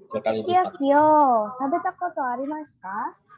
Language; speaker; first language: Japanese; non-native, learner; Indonesian